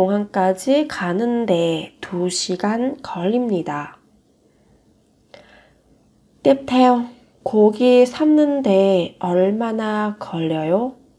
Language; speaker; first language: Korean; non-native, fluent; Vietnamese